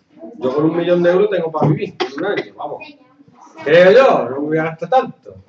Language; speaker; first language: Spanish; native; Spanish